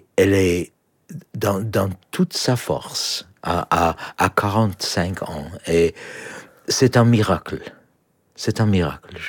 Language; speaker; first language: French; non-native, fluent; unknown